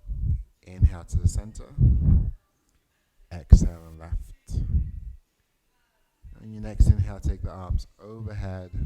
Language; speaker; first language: English; native; English